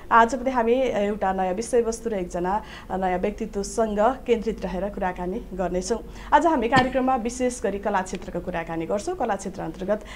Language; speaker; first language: Nepali; native; Nepali